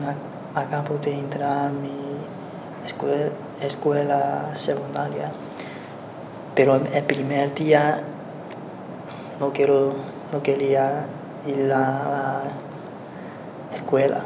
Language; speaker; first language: Spanish; non-native, learner; Chinese